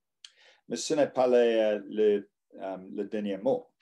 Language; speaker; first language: French; non-native, learner; English